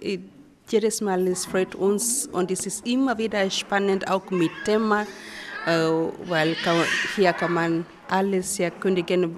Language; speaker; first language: German; non-native, learner; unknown